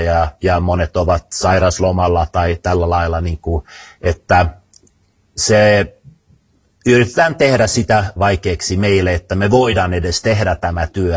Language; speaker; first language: Finnish; early bilingual, other home language; Swedish